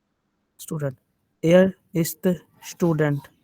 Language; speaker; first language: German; non-native, learner; Urdu